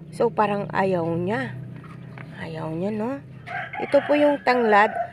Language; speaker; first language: Filipino; native; Filipino